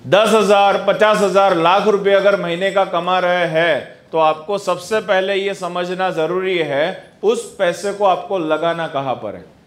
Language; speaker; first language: Hindi; non-native, local second language; Gujarati